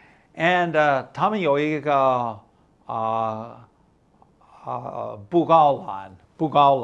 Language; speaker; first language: Chinese; non-native, fluent; English